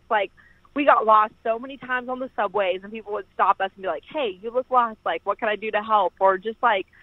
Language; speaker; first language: English; native; English